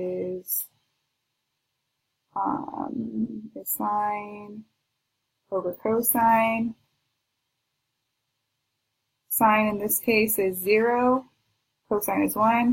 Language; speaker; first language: English; native; English